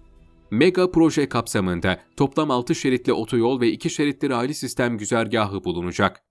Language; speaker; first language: Turkish; native; Turkish